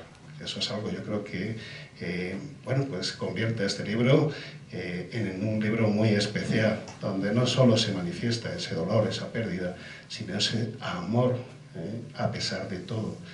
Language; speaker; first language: Spanish; native; Spanish